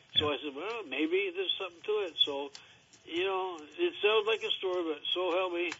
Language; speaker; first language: English; native; English